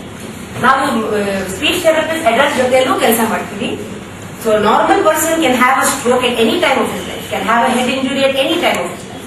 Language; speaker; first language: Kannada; non-native, local second language; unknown